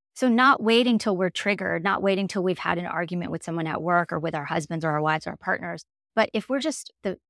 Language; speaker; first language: English; native; English